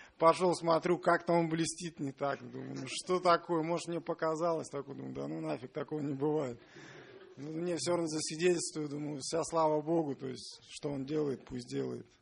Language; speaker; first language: Russian; native; Russian